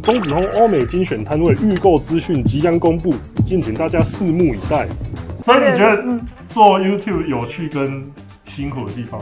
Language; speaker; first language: Chinese; native; Chinese